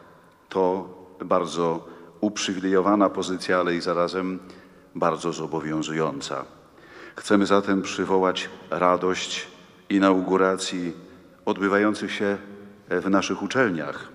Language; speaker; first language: Polish; native; Polish